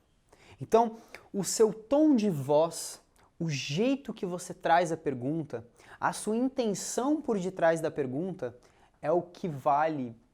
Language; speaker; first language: Portuguese; native; Portuguese